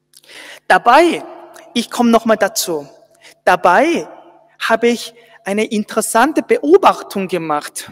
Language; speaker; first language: German; non-native, fluent; Korean